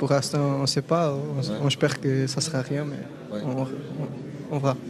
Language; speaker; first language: French; non-native, learner; Portuguese